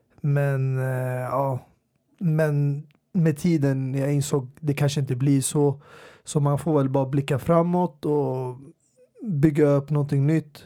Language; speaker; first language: Swedish; native; Swedish